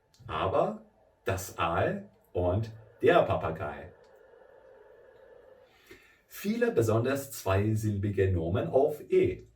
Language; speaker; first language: German; non-native, fluent; Persian